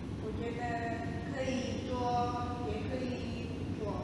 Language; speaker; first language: Chinese; non-native, learner; Indonesian